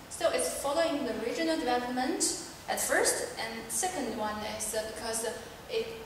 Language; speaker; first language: English; non-native, learner; Chinese